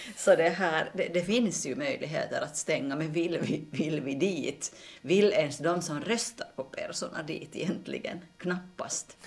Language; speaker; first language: Swedish; native; Swedish